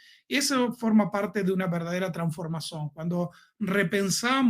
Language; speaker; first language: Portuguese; non-native, learner; Spanish